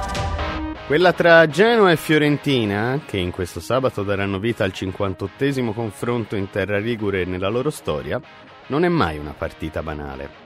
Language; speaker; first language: Italian; native; Italian